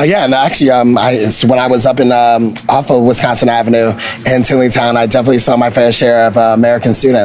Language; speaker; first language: English; native; English